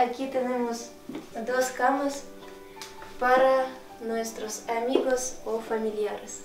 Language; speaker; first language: Spanish; non-native, fluent; Ukrainian